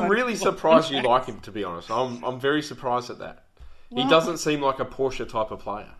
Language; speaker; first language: English; native; English